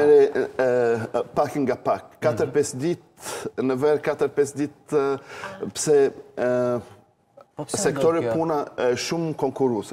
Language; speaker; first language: Albanian; non-native, learner; Arabic